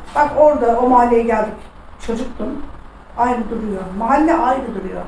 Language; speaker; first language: Turkish; native; Turkish